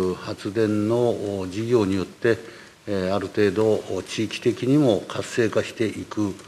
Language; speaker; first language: Japanese; native; Japanese